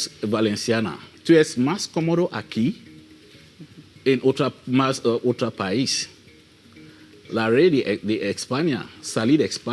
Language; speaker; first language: Spanish; non-native, learner; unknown